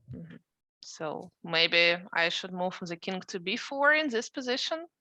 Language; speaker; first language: English; non-native, fluent; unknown